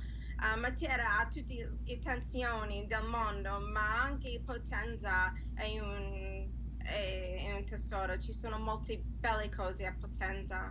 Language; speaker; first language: Italian; non-native, learner; English